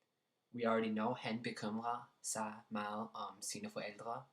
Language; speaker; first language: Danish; non-native, learner; English